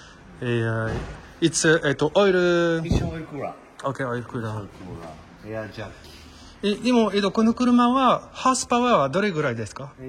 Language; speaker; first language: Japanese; non-native, learner; French